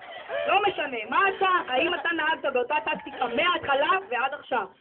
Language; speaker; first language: Hebrew; native; Hebrew